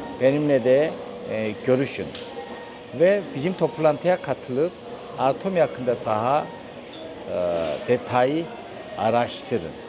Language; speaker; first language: Turkish; non-native, fluent; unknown